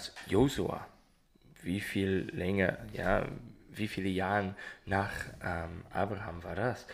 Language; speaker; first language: German; non-native, learner; English